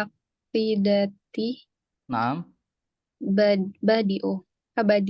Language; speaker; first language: Arabic; non-native, learner; Indonesian